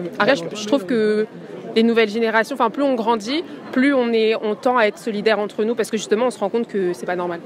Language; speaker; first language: French; native; French